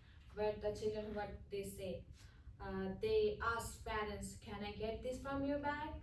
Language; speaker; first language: English; non-native, fluent; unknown